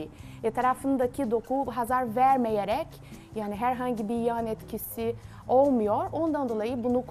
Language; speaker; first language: Turkish; non-native, learner; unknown